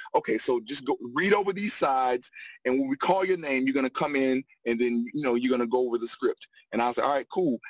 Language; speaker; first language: English; native; English